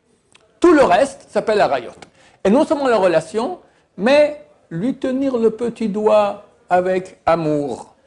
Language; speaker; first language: French; native; French